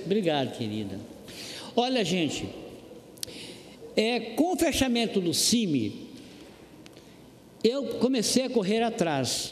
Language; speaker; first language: Portuguese; native; Portuguese